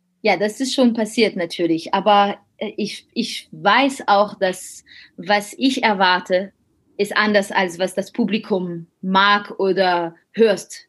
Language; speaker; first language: German; non-native, fluent; French